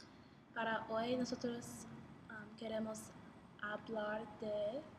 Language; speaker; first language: Spanish; non-native, learner; English